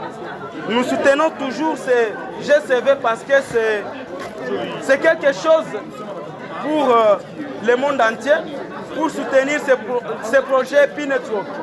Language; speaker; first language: French; non-native, local second language; Swahili